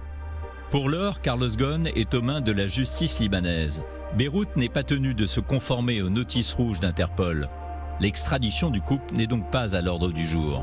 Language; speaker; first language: French; native; French